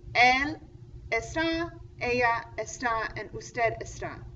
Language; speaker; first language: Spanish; non-native, fluent; English